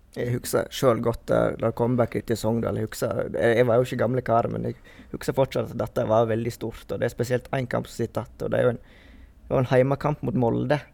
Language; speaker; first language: Norwegian; native; Norwegian